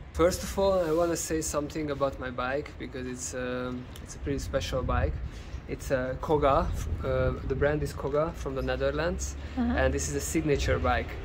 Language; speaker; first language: English; non-native, fluent; Hungarian